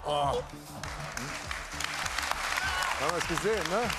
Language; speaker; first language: German; native; German